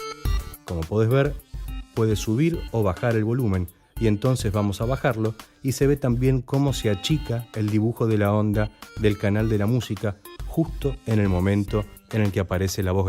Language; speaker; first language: Spanish; native; Spanish